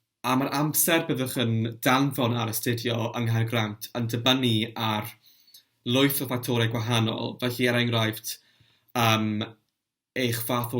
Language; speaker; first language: Welsh; non-native, local second language; English